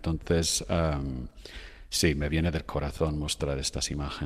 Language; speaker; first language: Spanish; non-native, fluent; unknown